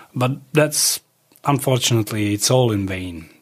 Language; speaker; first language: English; early bilingual, other home language; Croatian